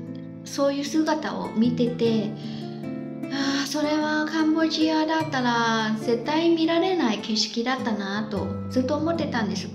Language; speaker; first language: Japanese; non-native, fluent; Khmer